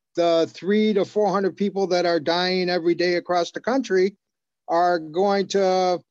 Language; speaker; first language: English; native; English